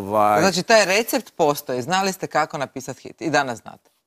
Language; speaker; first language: Croatian; native; Croatian